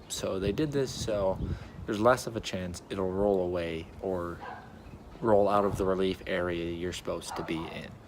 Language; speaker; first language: English; native; English